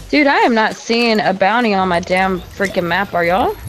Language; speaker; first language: English; native; English